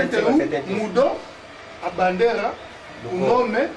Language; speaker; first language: Portuguese; non-native, learner; Lingala